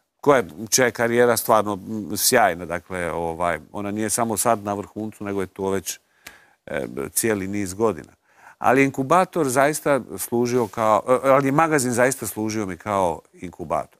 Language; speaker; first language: Croatian; native; Croatian